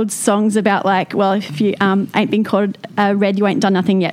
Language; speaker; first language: English; native; English